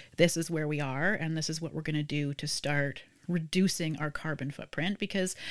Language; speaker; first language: English; native; English